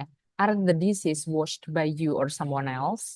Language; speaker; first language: English; non-native, fluent; Indonesian